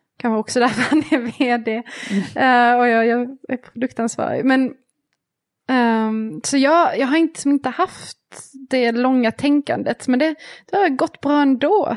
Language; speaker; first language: Swedish; native; Swedish